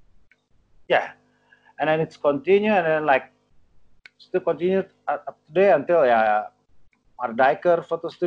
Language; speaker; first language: English; non-native, learner; Indonesian